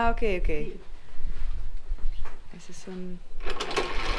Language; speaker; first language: Spanish; non-native, learner; Dutch